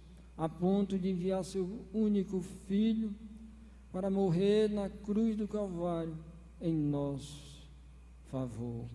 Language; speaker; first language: Portuguese; native; Portuguese